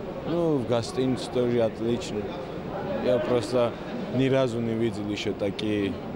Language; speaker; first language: Russian; non-native, learner; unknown